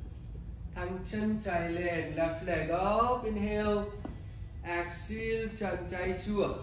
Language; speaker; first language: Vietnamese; non-native, learner; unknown